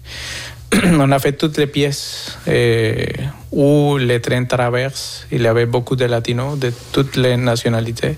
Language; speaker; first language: French; non-native, fluent; Spanish